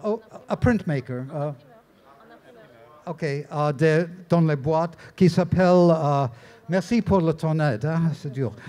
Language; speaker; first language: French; non-native, learner; English